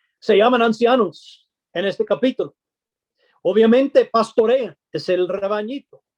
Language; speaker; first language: Spanish; non-native, fluent; English